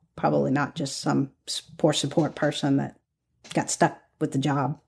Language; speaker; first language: English; native; English